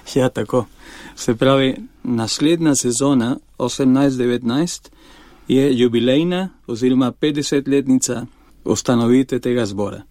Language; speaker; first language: Slovenian; non-native, fluent; Spanish